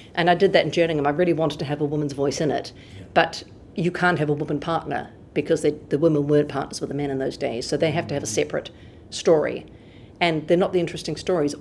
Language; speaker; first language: English; native; English